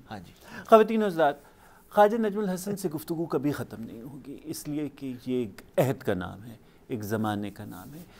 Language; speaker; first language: Urdu; native; Urdu